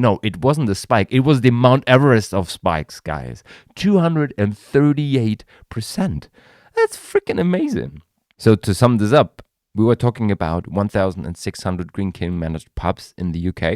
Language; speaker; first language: English; non-native, fluent; German